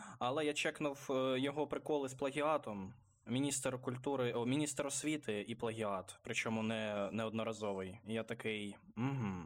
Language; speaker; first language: Ukrainian; non-native, local second language; Russian